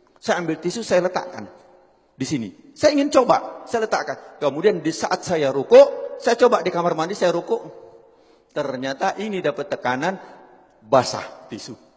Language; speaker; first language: Indonesian; non-native, local second language; Javanese